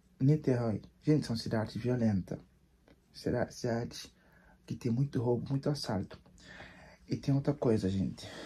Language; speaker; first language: Portuguese; non-native, local second language; Kabuverdianu